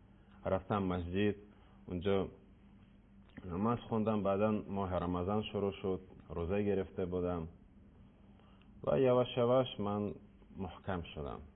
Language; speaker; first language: Persian; non-native, learner; Russian